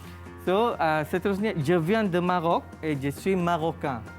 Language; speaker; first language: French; non-native, fluent; Malay